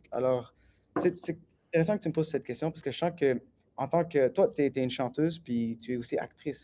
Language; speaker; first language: French; native; French